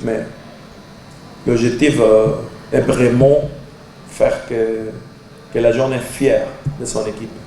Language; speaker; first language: French; non-native, learner; Portuguese